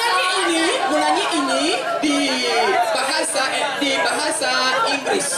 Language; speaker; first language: Indonesian; non-native, learner; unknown